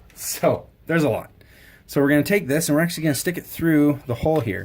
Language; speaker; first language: English; native; English